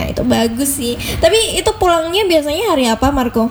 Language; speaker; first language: Indonesian; native; Indonesian